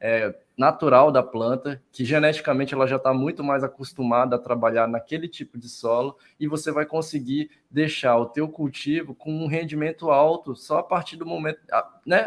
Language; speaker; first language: Portuguese; native; Portuguese